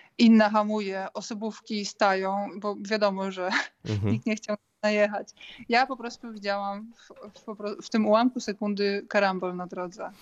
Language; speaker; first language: Polish; native; Polish